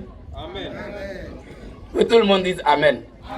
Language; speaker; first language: French; non-native, local second language; Baoulé